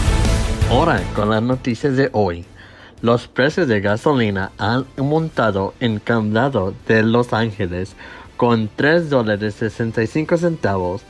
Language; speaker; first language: Spanish; early bilingual, heritage; Spanish